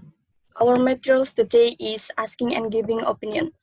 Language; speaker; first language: English; non-native, learner; Indonesian